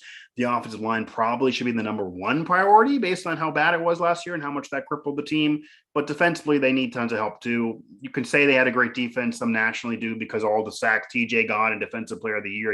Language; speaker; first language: English; native; English